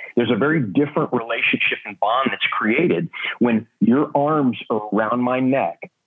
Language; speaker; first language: English; native; English